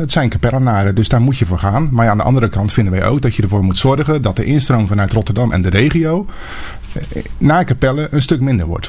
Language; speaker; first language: Dutch; native; Dutch